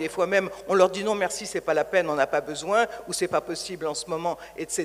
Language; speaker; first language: French; native; French